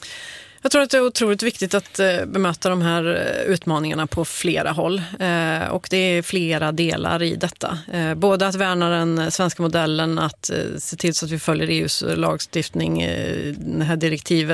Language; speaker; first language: Swedish; native; Swedish